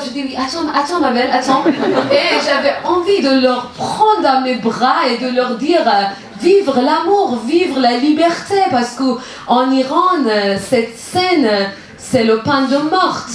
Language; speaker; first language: French; non-native, learner; Persian